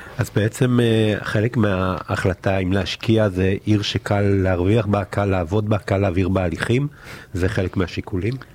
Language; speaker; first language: Hebrew; native; Hebrew